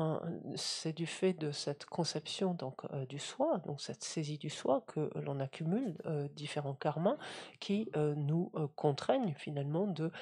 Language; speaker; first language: French; native; French